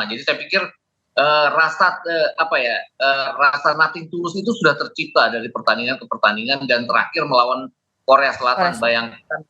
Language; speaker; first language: Indonesian; native; Indonesian